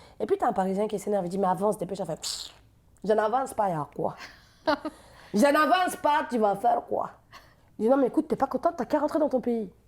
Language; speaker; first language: French; native; French